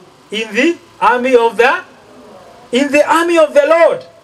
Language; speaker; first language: English; non-native, local second language; Swahili